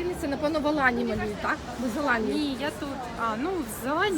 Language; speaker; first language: Ukrainian; native; Ukrainian